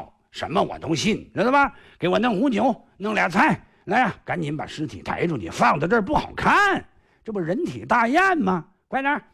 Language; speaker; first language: Chinese; native; Chinese